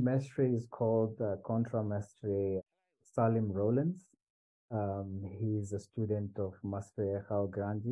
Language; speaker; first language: English; non-native, local second language; Swahili